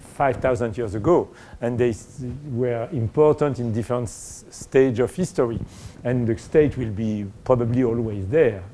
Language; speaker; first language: English; non-native, fluent; French